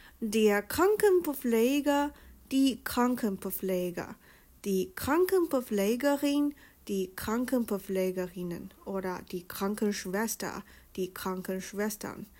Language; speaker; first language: German; non-native, fluent; Chinese